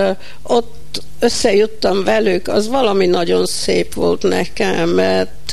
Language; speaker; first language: Hungarian; early bilingual, heritage; Hungarian